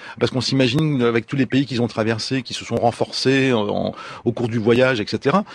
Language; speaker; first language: French; native; French